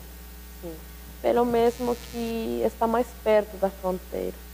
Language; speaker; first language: Portuguese; non-native, fluent; Spanish